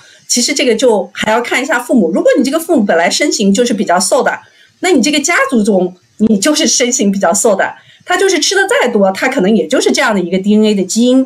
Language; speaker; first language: Chinese; native; Chinese